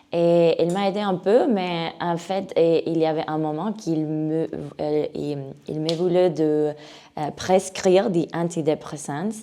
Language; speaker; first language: French; non-native, learner; Spanish